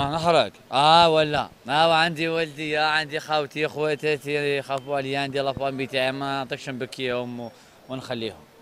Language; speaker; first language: Arabic; native; Arabic